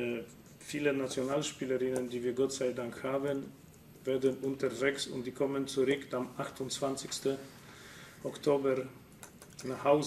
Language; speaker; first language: German; non-native, fluent; Polish